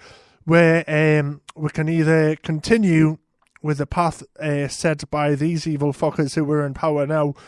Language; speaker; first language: English; native; English